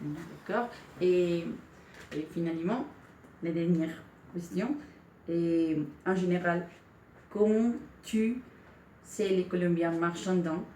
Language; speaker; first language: French; non-native, learner; Spanish